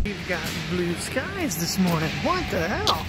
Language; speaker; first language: English; native; English